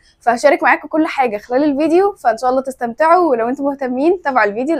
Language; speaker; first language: Arabic; native; Arabic